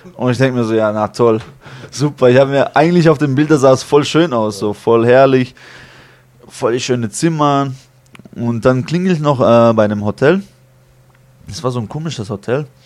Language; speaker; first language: German; early bilingual, other home language; Chechen